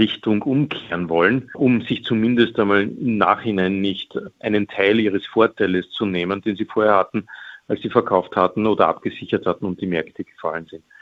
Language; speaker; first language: German; native; German